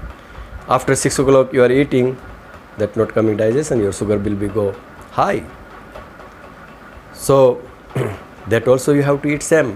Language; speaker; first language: English; non-native, learner; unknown